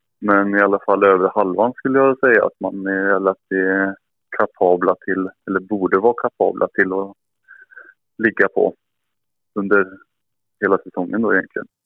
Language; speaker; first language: Swedish; native; Swedish